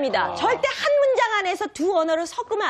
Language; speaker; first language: Korean; native; Korean